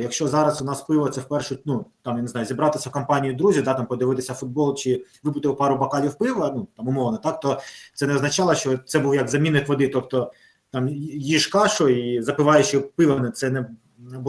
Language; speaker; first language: Ukrainian; native; Ukrainian